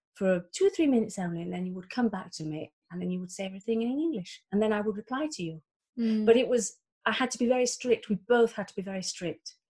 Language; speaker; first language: English; native; English